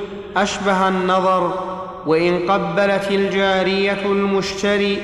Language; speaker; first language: Arabic; native; Arabic